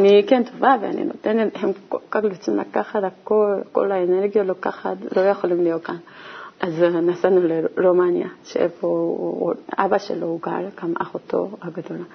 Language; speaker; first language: Hebrew; non-native, learner; Korean